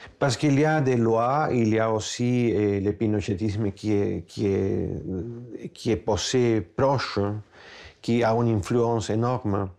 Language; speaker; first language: French; non-native, fluent; Spanish